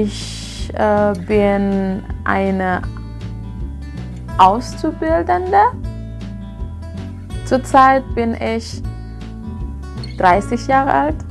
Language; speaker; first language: German; non-native, learner; Indonesian